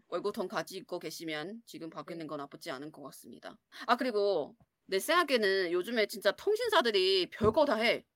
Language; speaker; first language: Korean; non-native, fluent; Chinese